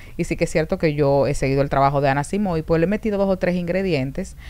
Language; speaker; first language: Spanish; native; Spanish